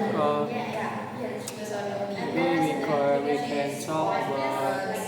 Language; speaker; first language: English; non-native, learner; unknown